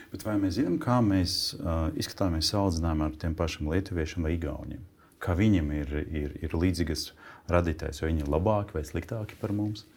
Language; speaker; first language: Latvian; non-native, local second language; Russian